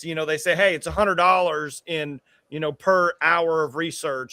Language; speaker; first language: English; native; English